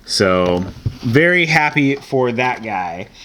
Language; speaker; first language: English; native; English